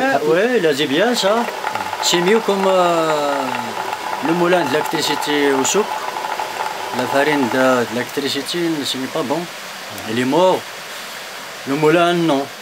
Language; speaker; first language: French; non-native, learner; Berber languages